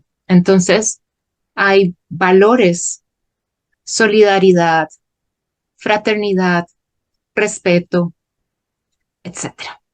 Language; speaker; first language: Spanish; non-native, fluent; Portuguese